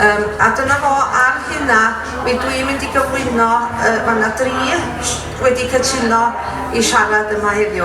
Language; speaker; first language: Welsh; native; Welsh